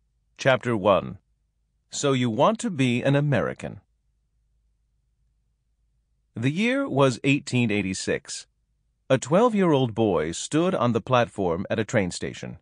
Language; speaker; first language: English; native; English